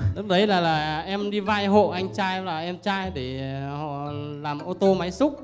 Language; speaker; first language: Vietnamese; non-native, local second language; Iu Mien